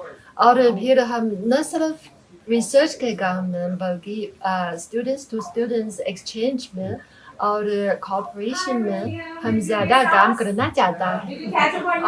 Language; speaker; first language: Hindi; non-native, fluent; Chinese